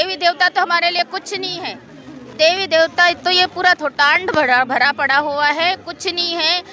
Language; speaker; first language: Hindi; non-native, local second language; Marathi